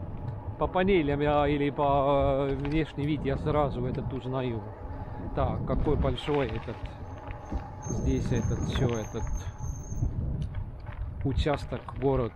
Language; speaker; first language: Russian; non-native, local second language; Estonian